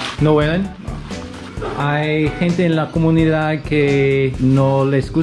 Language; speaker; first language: Spanish; non-native, learner; English